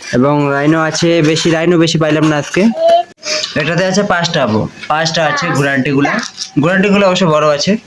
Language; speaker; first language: Bangla; non-native, local second language; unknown